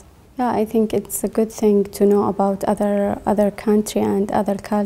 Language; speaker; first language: English; non-native, learner; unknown